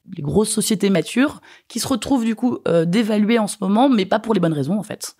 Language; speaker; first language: French; native; French